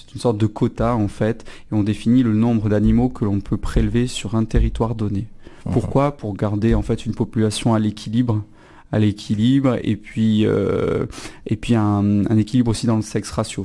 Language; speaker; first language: French; native; French